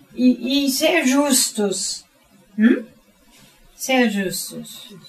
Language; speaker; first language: Portuguese; non-native, fluent; German